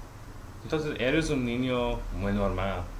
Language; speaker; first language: Spanish; non-native, learner; English